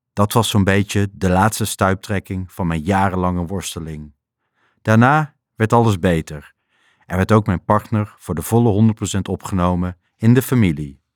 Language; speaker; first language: Dutch; native; Dutch